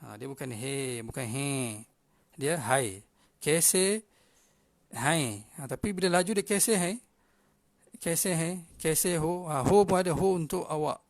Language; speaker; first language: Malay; native; Malay